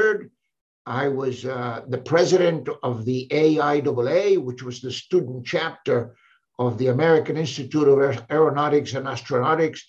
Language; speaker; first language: English; non-native, fluent; Spanish